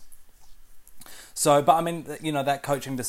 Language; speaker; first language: English; native; English